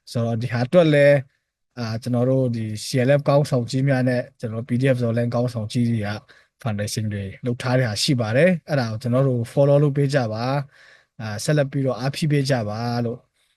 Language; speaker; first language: Burmese; non-native, local second language; Hakha Chin